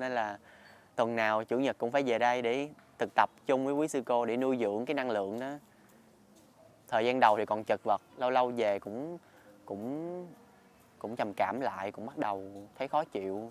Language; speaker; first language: Vietnamese; native; Vietnamese